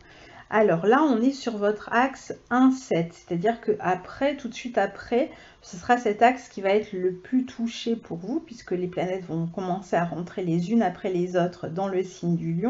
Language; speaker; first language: French; native; French